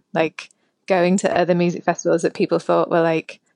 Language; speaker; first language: English; native; English